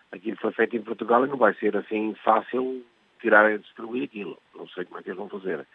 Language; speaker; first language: Portuguese; native; Portuguese